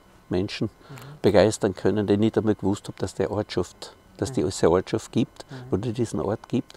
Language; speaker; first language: German; native; German